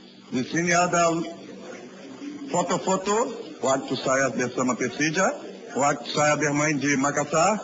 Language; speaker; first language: Indonesian; non-native, learner; Portuguese